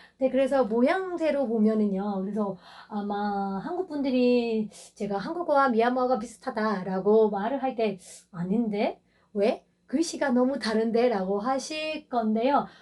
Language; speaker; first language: Korean; non-native, fluent; Burmese